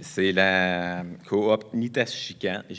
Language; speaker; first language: French; native; French